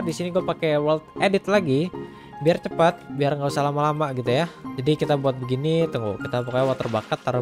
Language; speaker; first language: Indonesian; native; Indonesian